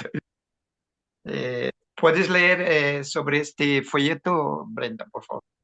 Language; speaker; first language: Spanish; non-native, fluent; Portuguese